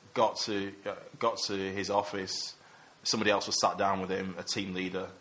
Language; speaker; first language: English; native; English